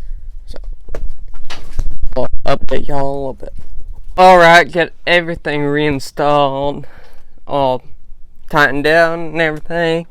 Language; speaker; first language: English; native; English